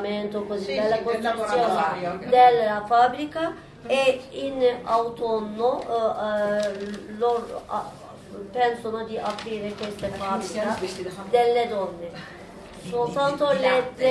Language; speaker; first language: Italian; non-native, learner; Turkish